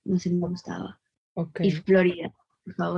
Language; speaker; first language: Spanish; early bilingual, heritage; Spanish